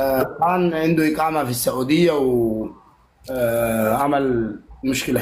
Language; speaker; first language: Arabic; non-native, learner; Oromo